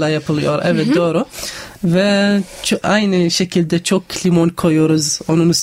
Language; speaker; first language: Turkish; non-native, learner; Arabic